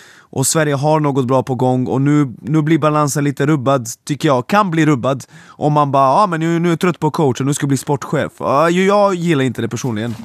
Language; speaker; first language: Swedish; non-native, fluent; Serbian